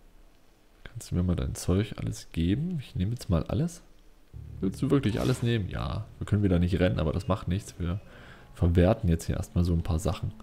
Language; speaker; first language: German; native; German